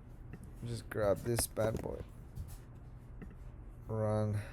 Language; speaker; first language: English; native; English